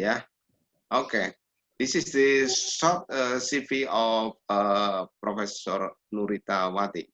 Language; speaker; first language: English; non-native, learner; Indonesian